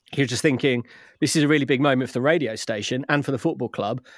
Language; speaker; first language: English; native; English